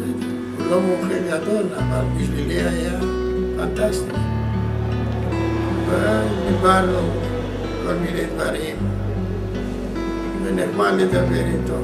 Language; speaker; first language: Hebrew; non-native, fluent; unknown